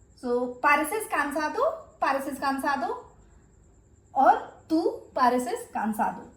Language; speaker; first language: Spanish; non-native, fluent; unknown